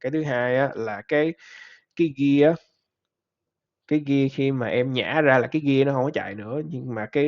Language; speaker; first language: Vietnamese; native; Vietnamese